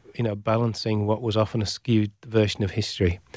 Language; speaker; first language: English; native; English